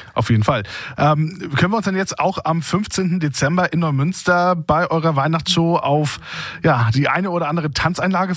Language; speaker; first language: German; native; German